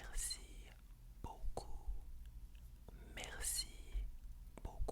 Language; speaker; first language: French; non-native, fluent; English